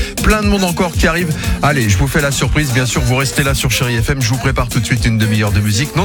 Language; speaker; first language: French; native; French